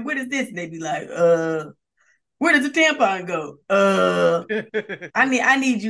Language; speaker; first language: English; native; English